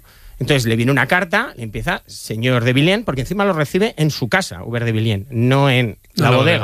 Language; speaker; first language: Spanish; native; Spanish